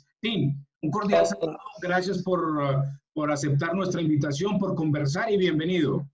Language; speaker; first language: Spanish; native; Spanish